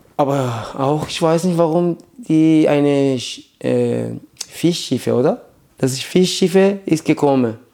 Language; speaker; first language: German; non-native, learner; Persian